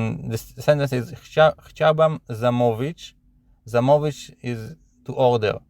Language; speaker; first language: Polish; non-native, learner; English